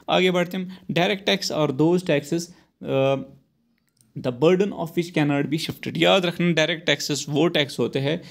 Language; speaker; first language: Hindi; non-native, local second language; Kashmiri